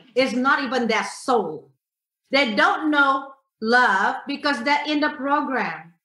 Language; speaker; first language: English; non-native, fluent; Indonesian